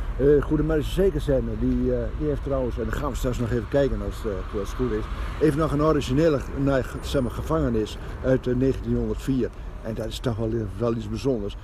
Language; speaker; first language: Dutch; native; Dutch